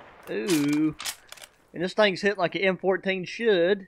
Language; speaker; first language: English; native; English